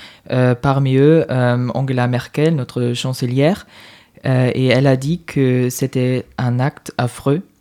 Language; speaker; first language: French; non-native, fluent; German